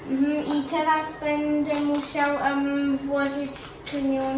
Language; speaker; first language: Polish; early bilingual, heritage; Polish